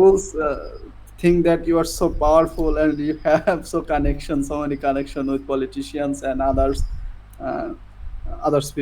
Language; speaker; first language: English; non-native, learner; Bangla